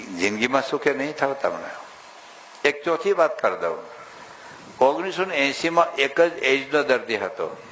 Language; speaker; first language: Gujarati; native; Gujarati